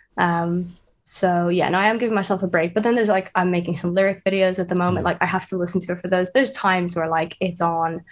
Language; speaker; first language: English; native; English